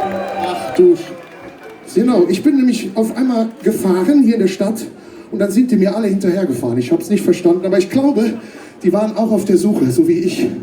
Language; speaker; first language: German; native; German